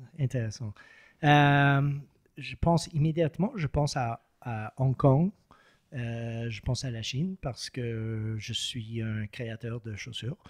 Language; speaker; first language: French; non-native, local second language; English